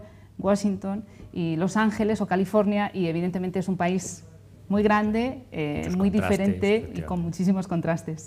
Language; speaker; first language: Spanish; native; Spanish